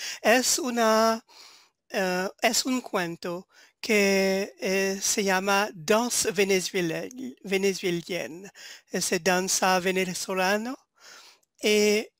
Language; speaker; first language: Spanish; non-native, fluent; French